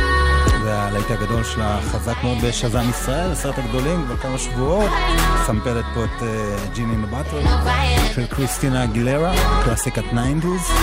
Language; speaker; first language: Hebrew; native; Hebrew